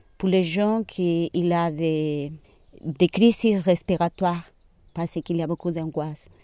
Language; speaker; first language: French; non-native, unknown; Spanish